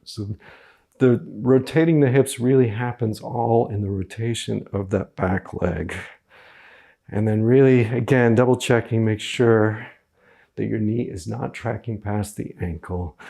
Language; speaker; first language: English; native; English